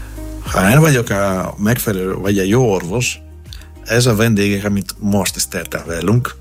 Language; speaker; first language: Hungarian; non-native, fluent; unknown